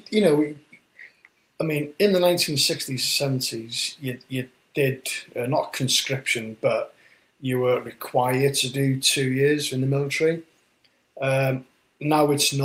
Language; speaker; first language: English; native; English